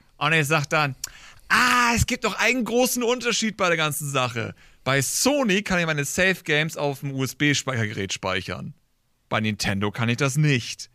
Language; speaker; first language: German; native; German